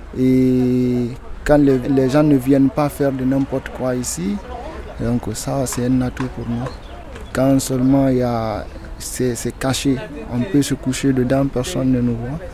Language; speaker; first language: French; non-native, local second language; Susu